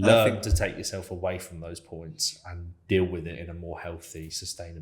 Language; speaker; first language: English; native; English